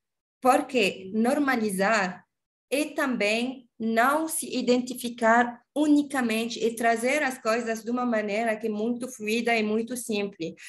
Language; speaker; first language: Portuguese; non-native, learner; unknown